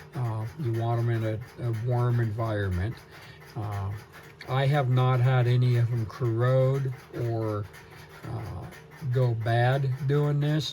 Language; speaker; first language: English; native; English